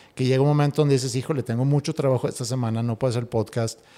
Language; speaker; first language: Spanish; non-native, fluent; Swedish